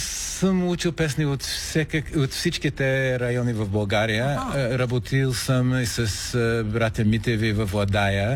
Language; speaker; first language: Bulgarian; non-native, fluent; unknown